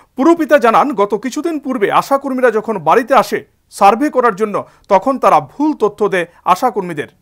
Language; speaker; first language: Bangla; native; Bangla